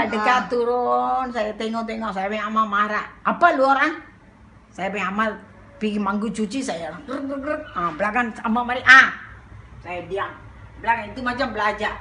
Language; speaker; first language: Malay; non-native, local second language; Tamil